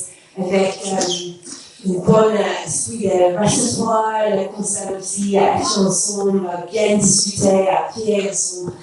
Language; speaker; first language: French; non-native, learner; English